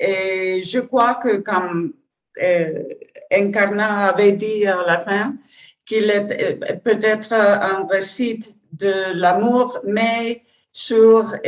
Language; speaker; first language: French; non-native, learner; Spanish